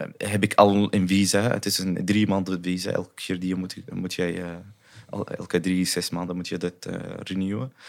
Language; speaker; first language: Dutch; non-native, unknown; Arabic